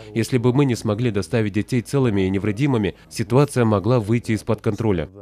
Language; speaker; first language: Russian; non-native, local second language; Kyrgyz